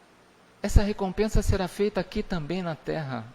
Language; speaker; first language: Portuguese; native; Portuguese